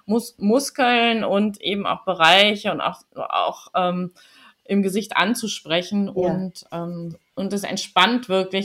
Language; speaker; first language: German; native; German